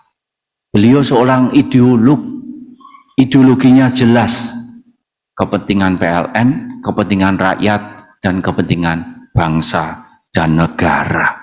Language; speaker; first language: Indonesian; native; Indonesian